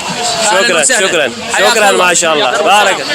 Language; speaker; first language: Arabic; non-native, learner; Urdu